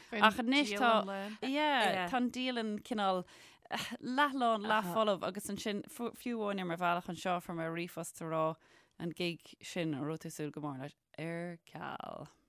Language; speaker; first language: Irish; non-native, local second language; English